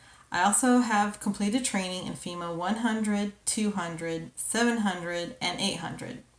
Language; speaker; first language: English; native; English